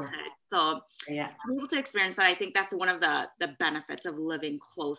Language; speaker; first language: English; native; English